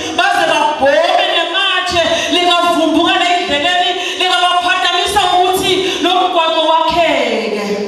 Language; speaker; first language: Zulu; non-native, local second language; Swati